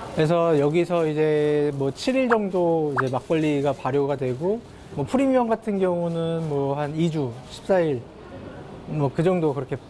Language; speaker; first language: Korean; native; Korean